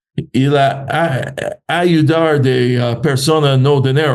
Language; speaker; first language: Spanish; non-native, learner; English